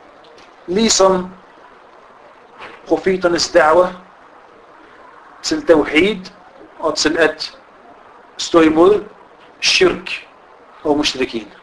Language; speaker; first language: Danish; non-native, fluent; Arabic